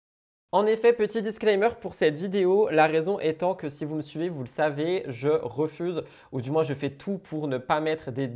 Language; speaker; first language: French; native; French